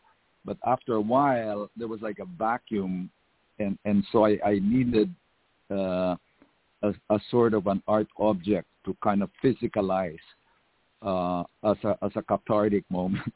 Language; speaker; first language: English; non-native, local second language; Filipino